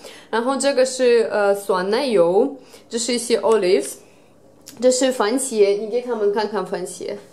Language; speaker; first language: Chinese; non-native, fluent; Russian